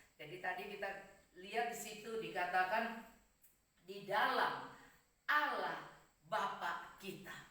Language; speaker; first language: Indonesian; native; Indonesian